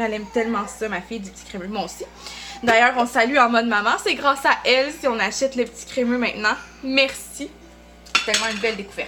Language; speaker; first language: French; native; French